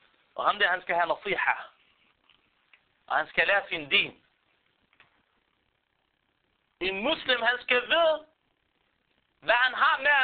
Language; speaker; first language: Danish; non-native, fluent; Arabic